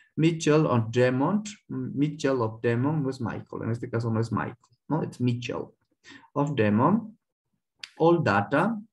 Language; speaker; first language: Spanish; non-native, local second language; Quechua